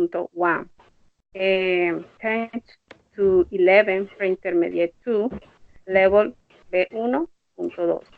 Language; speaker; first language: English; non-native, learner; Spanish